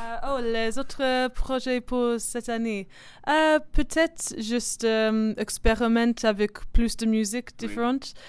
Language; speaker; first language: French; non-native, learner; English